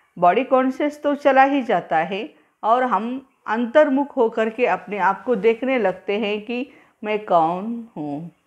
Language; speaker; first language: Hindi; non-native, local second language; Marathi